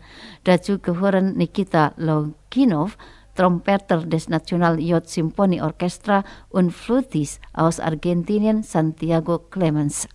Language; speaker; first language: German; non-native, fluent; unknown